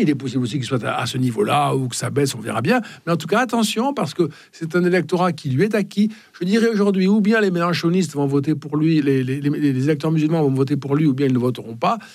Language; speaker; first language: French; native; French